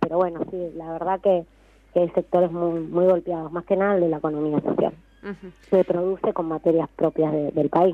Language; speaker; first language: Spanish; native; Spanish